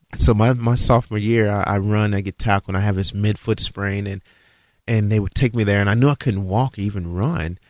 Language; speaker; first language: English; native; English